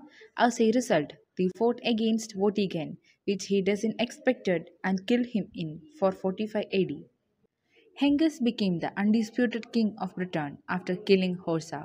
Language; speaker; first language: English; non-native, local second language; Malayalam